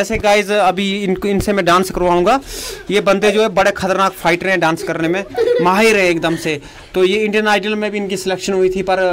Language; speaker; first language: Hindi; non-native, local second language; Dogri